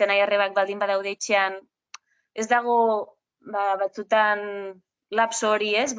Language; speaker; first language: Basque; non-native, local second language; Spanish